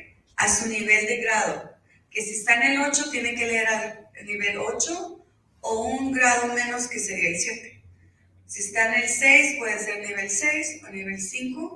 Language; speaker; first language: Spanish; early bilingual, heritage; Spanish